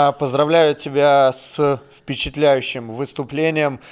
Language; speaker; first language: Russian; native; Russian